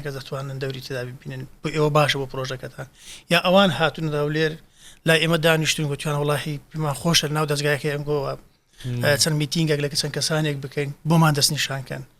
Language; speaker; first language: Central Kurdish; native; Central Kurdish